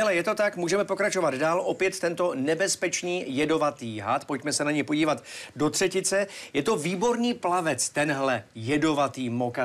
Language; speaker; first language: Czech; native; Czech